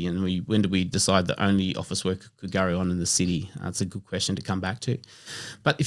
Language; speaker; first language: English; native; English